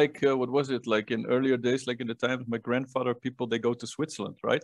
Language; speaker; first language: English; non-native, fluent; Dutch